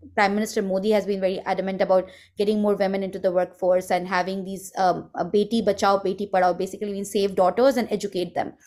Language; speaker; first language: English; non-native, local second language; Hindi